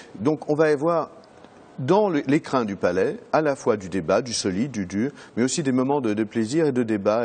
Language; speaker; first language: French; native; French